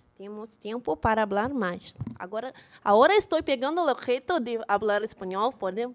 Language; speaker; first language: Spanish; non-native, learner; Portuguese